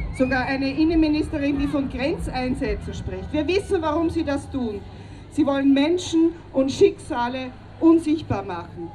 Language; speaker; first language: German; native; German